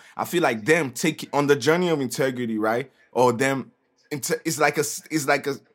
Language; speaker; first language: English; non-native, local second language; Igbo